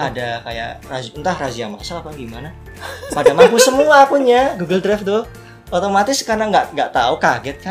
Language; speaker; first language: Indonesian; native; Indonesian